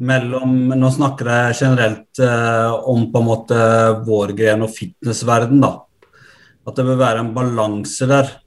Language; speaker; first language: Norwegian; early bilingual, other home language; Arabic